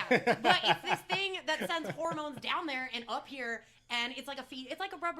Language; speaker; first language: English; native; English